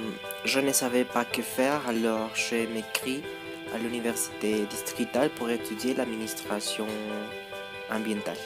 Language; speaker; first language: French; non-native, learner; Spanish